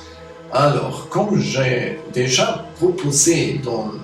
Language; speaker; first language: French; non-native, fluent; German